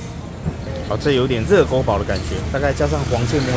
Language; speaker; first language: Chinese; native; Chinese